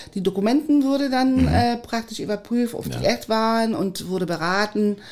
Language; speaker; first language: German; non-native, fluent; Spanish